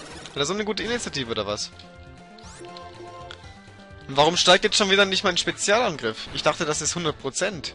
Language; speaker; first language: German; native; German